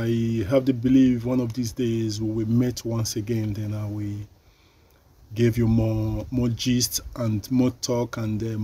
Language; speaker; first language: English; non-native, learner; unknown